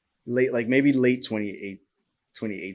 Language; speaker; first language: English; native; English